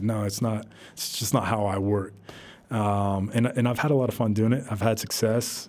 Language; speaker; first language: English; native; English